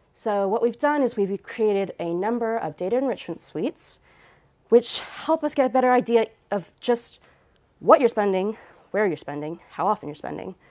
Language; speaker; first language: English; native; English